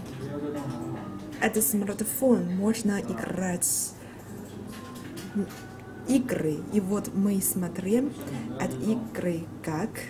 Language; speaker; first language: Russian; non-native, learner; Chinese